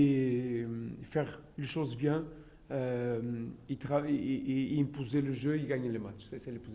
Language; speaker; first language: French; non-native, fluent; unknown